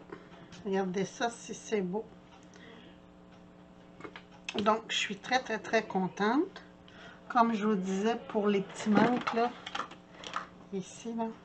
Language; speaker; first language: French; native; French